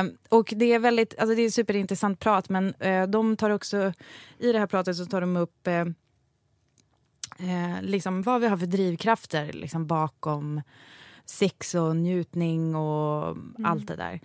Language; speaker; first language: Swedish; native; Swedish